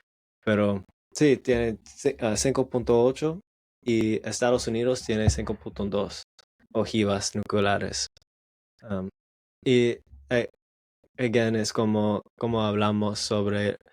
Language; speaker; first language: Spanish; non-native, learner; English